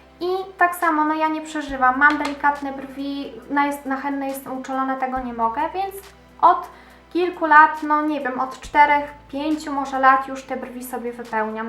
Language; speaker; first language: Polish; native; Polish